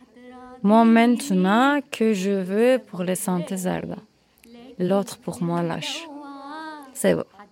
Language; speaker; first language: French; non-native, learner; Turkish